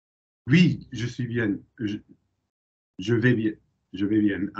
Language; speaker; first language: French; non-native, learner; English